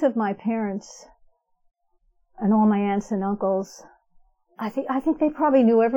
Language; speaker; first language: English; native; English